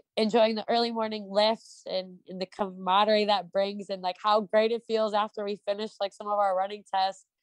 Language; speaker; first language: English; native; English